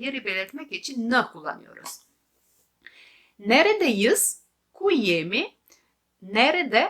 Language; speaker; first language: Turkish; non-native, fluent; Albanian